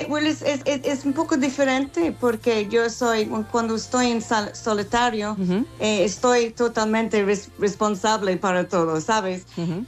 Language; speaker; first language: Spanish; non-native, learner; English